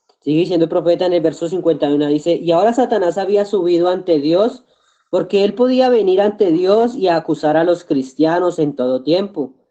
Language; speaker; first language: Spanish; native; Spanish